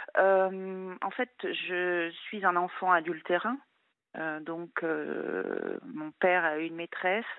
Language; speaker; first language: French; native; French